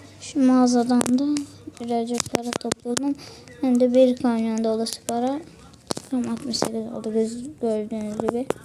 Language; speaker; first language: Turkish; native; Turkish